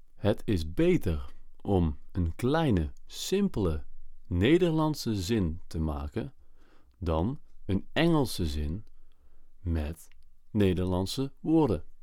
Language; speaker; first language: Dutch; native; Dutch